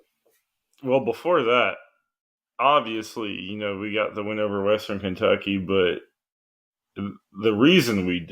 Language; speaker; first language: English; native; English